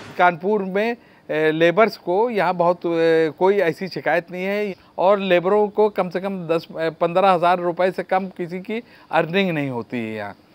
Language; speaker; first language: Hindi; native; Hindi